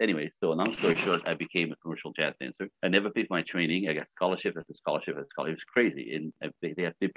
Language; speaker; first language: English; native; English